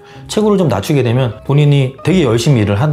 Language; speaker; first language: Korean; native; Korean